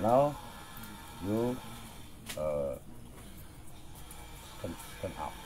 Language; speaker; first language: English; non-native, learner; Balinese